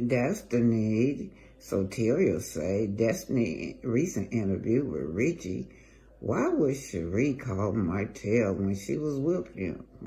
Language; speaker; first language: English; native; English